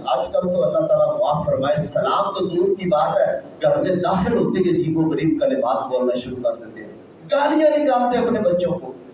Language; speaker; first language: Urdu; non-native, local second language; Punjabi